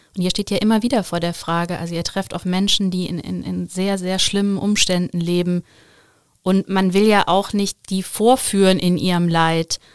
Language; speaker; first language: German; native; German